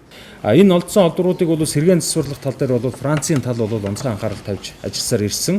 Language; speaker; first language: Mongolian; native; Mongolian